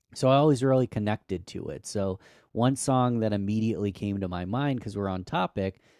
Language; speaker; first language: English; native; English